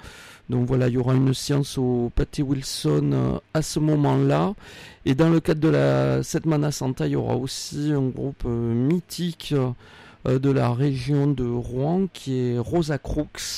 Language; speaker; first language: French; native; French